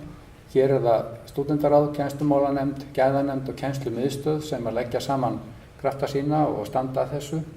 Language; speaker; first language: Icelandic; native; Icelandic